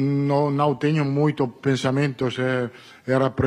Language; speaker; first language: Portuguese; non-native, learner; Italian